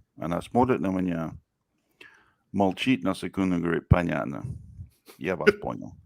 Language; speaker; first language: Russian; non-native, fluent; English